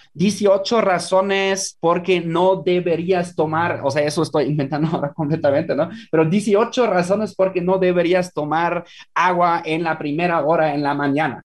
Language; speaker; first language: Spanish; non-native, fluent; German